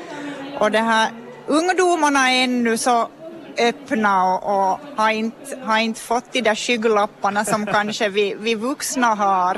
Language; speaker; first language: Swedish; native; Swedish